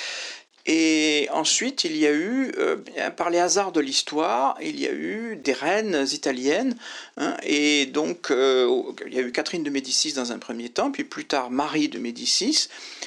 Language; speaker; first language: French; native; French